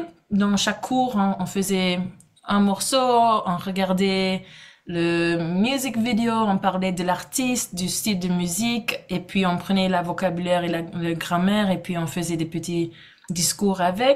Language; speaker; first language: French; non-native, fluent; English